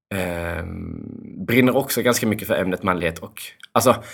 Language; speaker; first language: Swedish; early bilingual, other home language; Albanian